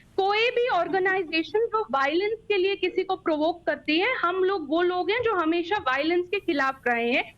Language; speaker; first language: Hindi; non-native, local second language; Kashmiri